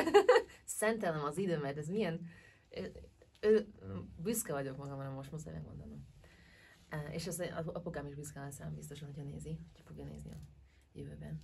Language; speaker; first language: Hungarian; early bilingual, heritage; Hungarian